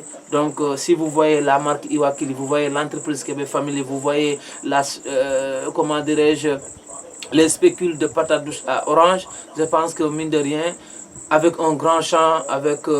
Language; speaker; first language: French; non-native, local second language; Mandingo